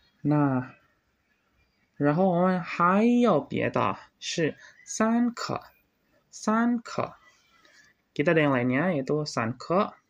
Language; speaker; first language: Chinese; non-native, learner; Indonesian